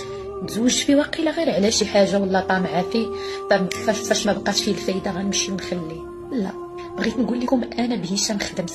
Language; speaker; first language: Arabic; native; Arabic